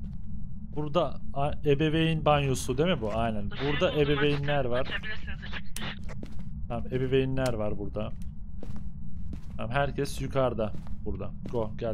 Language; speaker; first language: Turkish; native; Turkish